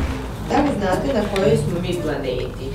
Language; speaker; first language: Serbian; native; Serbian